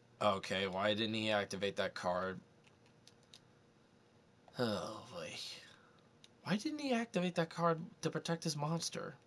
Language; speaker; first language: English; native; English